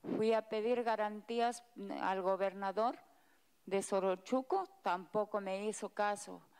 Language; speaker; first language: Spanish; native; Spanish